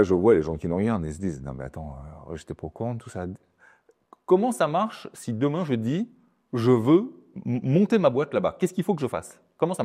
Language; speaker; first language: French; native; French